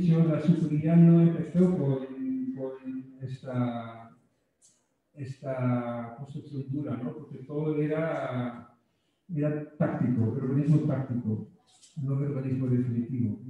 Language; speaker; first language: Spanish; non-native, fluent; Dutch